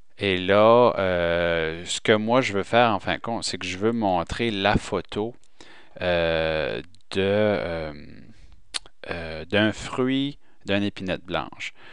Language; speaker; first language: French; native; French